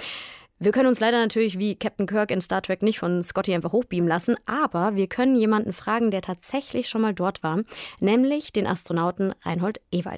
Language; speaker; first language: German; native; German